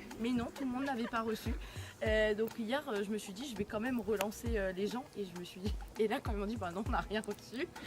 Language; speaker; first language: French; non-native, local second language; Morisyen